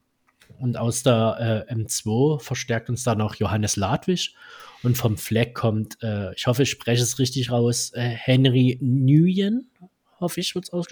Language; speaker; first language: German; native; German